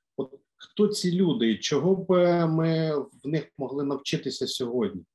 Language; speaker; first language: Ukrainian; native; Ukrainian